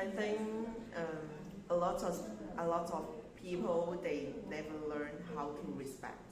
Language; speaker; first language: English; non-native, learner; Chinese